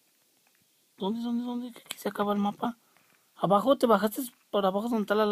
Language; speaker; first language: Spanish; native; Spanish